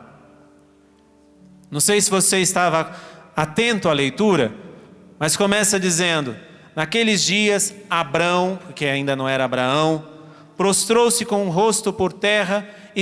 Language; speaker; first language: Portuguese; native; Portuguese